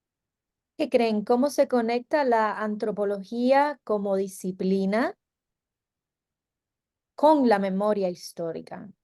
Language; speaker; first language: Spanish; native; Spanish